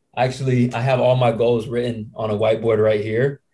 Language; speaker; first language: English; native; English